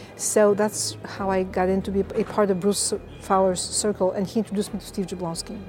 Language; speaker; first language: English; non-native, fluent; Bulgarian